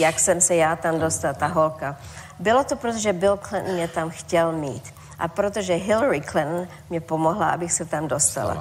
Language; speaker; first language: Czech; early bilingual, heritage; Czech